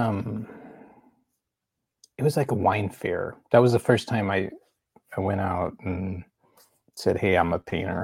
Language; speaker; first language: English; native; English